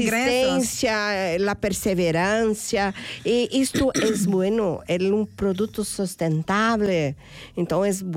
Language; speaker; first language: Spanish; non-native, fluent; Portuguese